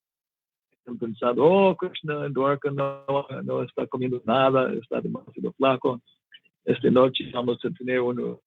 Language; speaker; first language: Spanish; non-native, learner; English